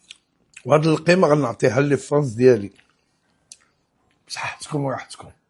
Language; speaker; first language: Arabic; native; Arabic